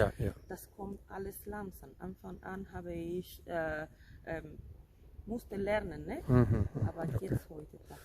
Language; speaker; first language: German; non-native, fluent; Spanish